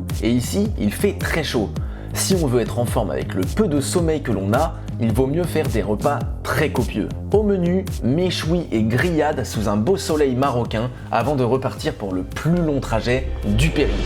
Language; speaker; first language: French; native; French